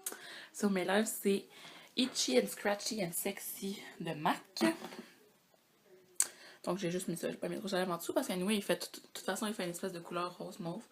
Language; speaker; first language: French; native; French